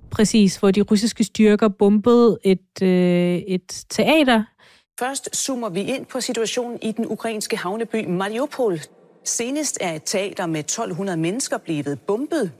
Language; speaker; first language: Danish; non-native, fluent; Russian